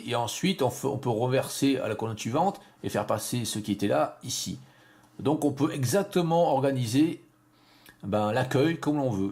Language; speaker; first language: French; native; French